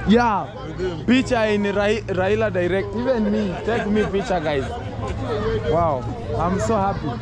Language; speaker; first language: English; non-native, learner; Swahili